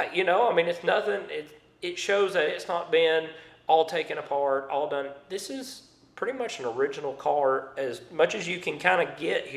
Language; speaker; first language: English; native; English